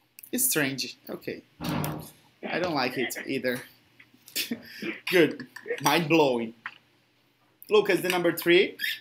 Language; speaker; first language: English; non-native, fluent; Portuguese